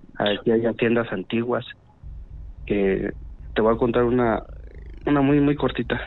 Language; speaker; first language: Spanish; native; Spanish